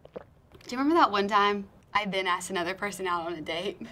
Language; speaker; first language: English; native; English